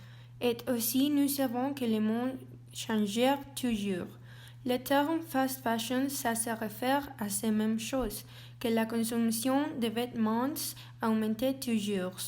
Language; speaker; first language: French; non-native, learner; Spanish